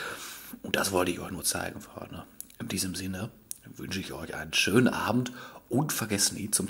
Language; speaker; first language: German; native; German